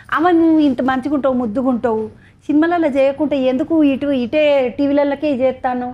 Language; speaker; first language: Telugu; native; Telugu